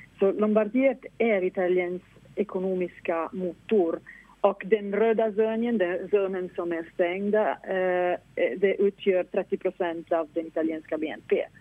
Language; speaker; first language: Swedish; non-native, fluent; Italian